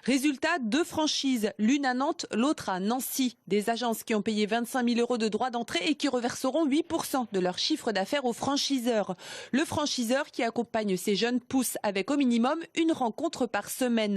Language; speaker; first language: French; native; French